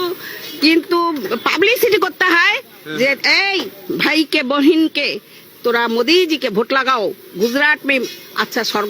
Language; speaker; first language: Hindi; non-native, learner; Bangla